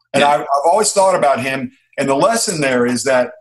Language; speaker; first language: English; native; English